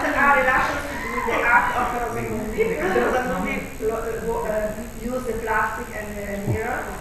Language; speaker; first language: English; non-native, learner; Italian